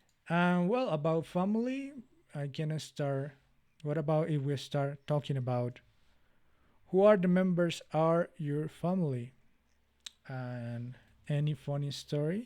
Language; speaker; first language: English; non-native, fluent; Spanish